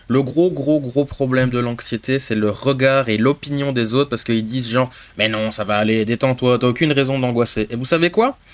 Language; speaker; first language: French; native; French